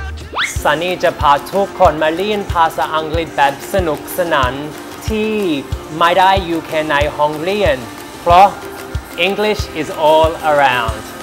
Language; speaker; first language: Thai; non-native, learner; English